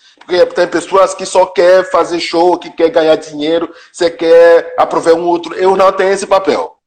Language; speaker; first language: Portuguese; non-native, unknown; Yoruba